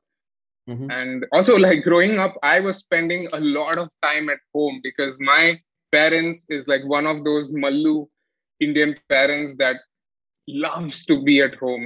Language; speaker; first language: English; non-native, local second language; Malayalam